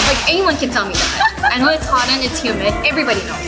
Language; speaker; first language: English; non-native, fluent; Japanese